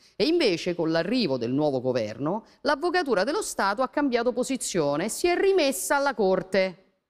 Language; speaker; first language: Italian; native; Italian